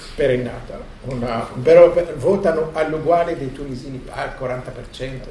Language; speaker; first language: Italian; non-native, fluent; Arabic